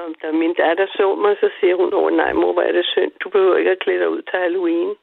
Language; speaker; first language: Danish; native; Danish